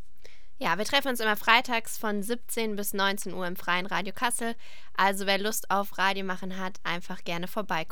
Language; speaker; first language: German; native; German